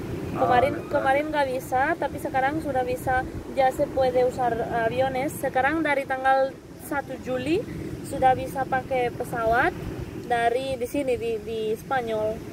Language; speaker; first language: Indonesian; non-native, fluent; Spanish